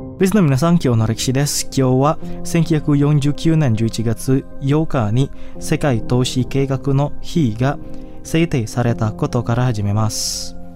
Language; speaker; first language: Japanese; non-native, fluent; Indonesian